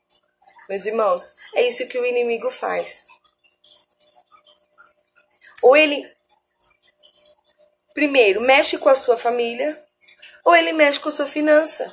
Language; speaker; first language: Portuguese; native; Portuguese